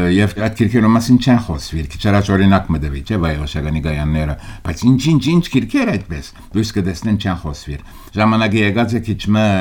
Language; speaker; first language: Armenian; early bilingual, heritage; Armenian